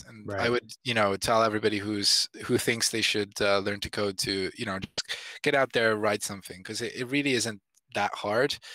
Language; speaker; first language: English; non-native, fluent; Italian